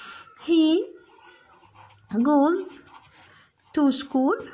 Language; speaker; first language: English; non-native, learner; Arabic